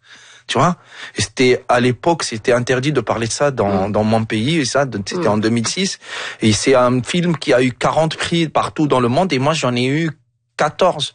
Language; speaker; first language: French; non-native, local second language; Arabic